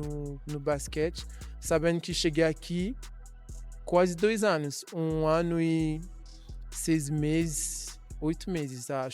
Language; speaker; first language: Portuguese; non-native, learner; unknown